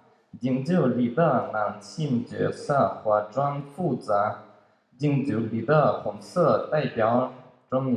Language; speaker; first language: Chinese; non-native, learner; Russian